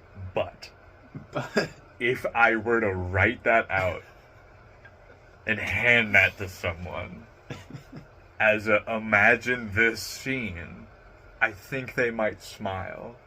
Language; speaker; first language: English; native; English